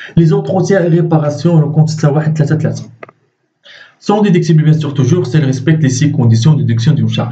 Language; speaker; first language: French; non-native, local second language; Arabic